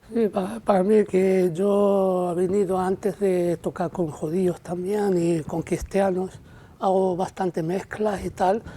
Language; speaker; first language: Spanish; non-native, fluent; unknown